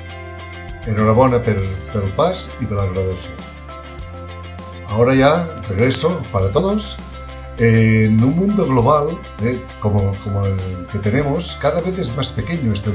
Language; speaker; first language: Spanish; non-native, local second language; Catalan